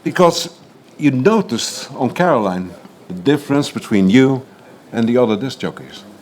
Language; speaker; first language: English; non-native, fluent; Dutch